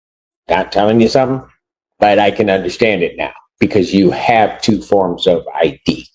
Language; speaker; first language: English; native; English